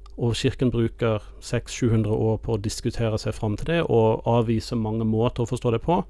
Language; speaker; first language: Norwegian; non-native, fluent; English